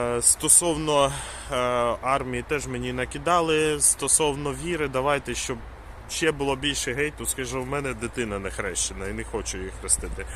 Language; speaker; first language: Ukrainian; non-native, local second language; Russian